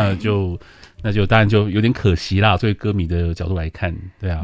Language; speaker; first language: Chinese; native; Chinese